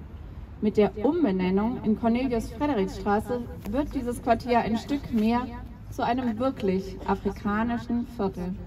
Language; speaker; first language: German; native; German